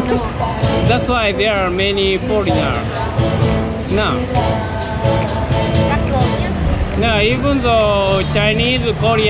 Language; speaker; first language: English; non-native, learner; Japanese